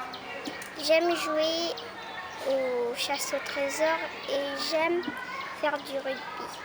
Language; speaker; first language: French; non-native, learner; Lao